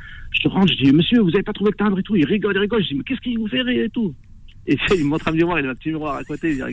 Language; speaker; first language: French; early bilingual, other home language; Arabic